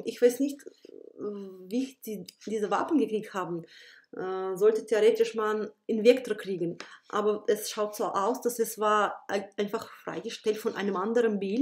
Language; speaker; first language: German; non-native, fluent; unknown